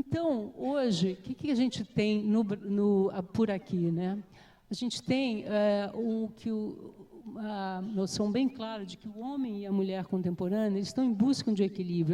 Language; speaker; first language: Portuguese; native; Portuguese